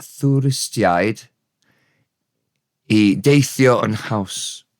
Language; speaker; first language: Welsh; non-native, learner; English